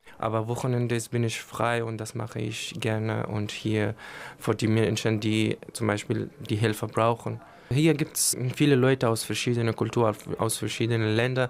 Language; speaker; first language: German; non-native, learner; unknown